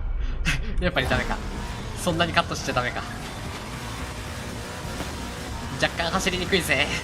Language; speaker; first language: Japanese; native; Japanese